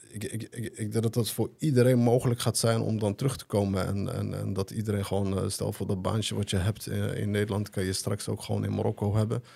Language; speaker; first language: Dutch; early bilingual, other home language; Arabic